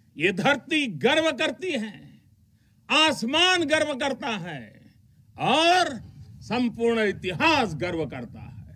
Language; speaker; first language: Hindi; non-native, local second language; Gujarati